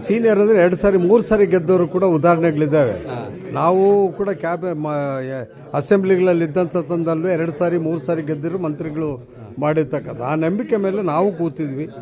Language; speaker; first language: Kannada; native; Kannada